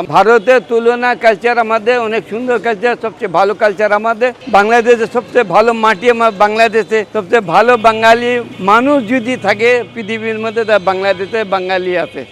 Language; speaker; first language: Bangla; non-native, local second language; Urdu